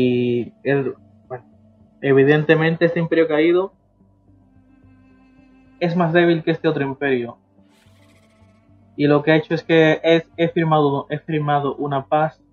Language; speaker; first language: Spanish; native; Spanish